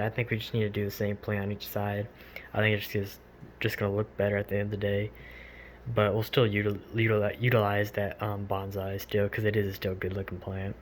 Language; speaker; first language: English; native; English